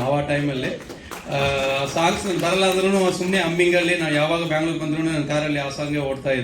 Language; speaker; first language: Kannada; non-native, learner; Tamil